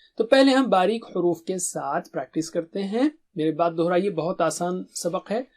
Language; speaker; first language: Urdu; native; Urdu